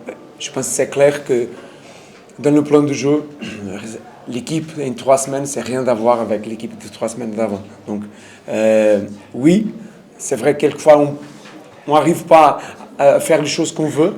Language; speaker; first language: French; non-native, learner; Portuguese